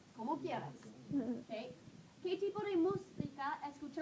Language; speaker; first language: Spanish; non-native, fluent; English